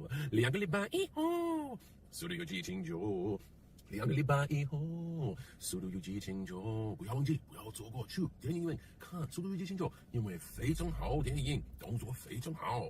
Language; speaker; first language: Chinese; non-native, learner; English